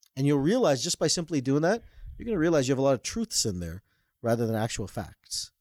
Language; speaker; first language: English; native; English